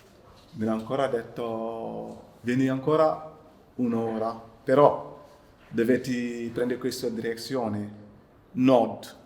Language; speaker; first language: Italian; non-native, learner; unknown